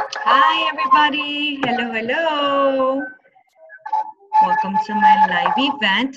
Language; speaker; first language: English; native; English